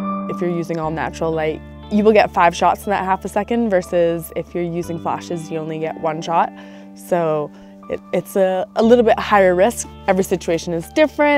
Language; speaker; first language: English; native; English